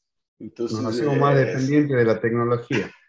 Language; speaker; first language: Spanish; native; Spanish